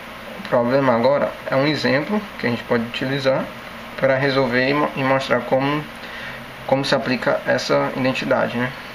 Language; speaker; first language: Portuguese; native; Portuguese